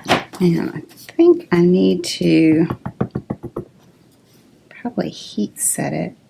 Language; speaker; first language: English; native; English